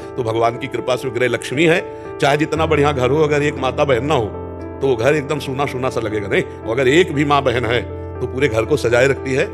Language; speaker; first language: Hindi; native; Hindi